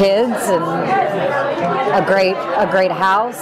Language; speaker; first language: English; native; English